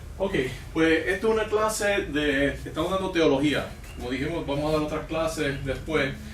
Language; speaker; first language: Spanish; early bilingual, heritage; Spanish